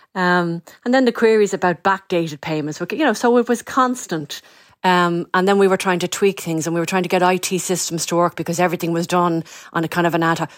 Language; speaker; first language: English; native; English